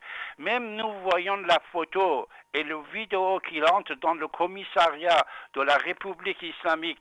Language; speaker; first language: French; non-native, fluent; Persian